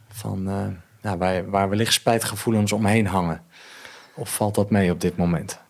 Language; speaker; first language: Dutch; native; Dutch